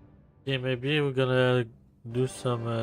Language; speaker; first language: English; non-native, learner; French